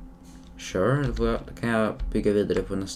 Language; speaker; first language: Swedish; native; Swedish